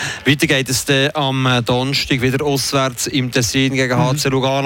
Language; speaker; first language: German; native; German